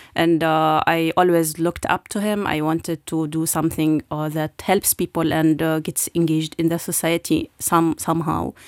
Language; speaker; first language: English; non-native, fluent; Arabic